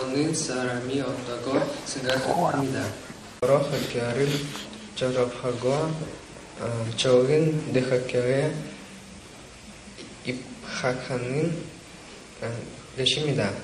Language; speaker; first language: Korean; non-native, learner; Russian